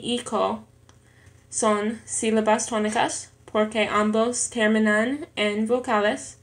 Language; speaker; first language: Spanish; non-native, learner; English